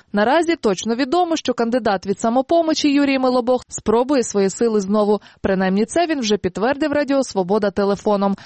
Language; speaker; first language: Ukrainian; native; Ukrainian